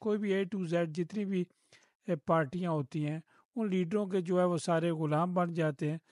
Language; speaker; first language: Urdu; non-native, local second language; Punjabi